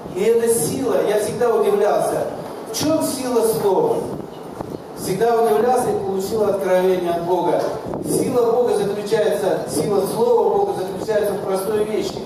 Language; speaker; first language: Russian; non-native, local second language; Kazakh